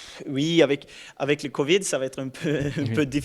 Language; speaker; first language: French; non-native, learner; Norwegian